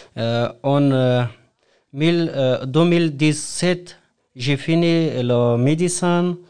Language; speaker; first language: French; non-native, learner; Persian